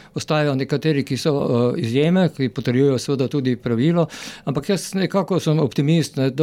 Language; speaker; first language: Slovenian; native; Slovenian